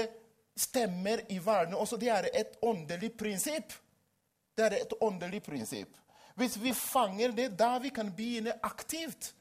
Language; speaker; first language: Swedish; non-native, fluent; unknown